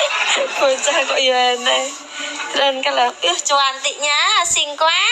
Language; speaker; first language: Vietnamese; non-native, learner; Javanese